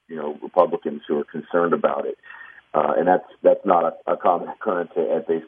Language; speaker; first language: English; native; English